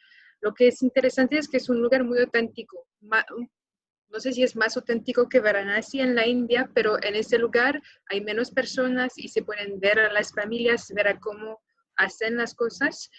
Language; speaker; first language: Spanish; non-native, fluent; French